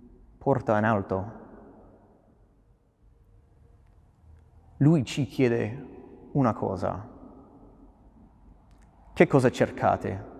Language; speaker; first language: Italian; non-native, fluent; English